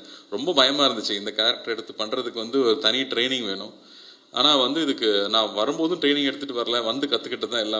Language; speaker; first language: Tamil; native; Tamil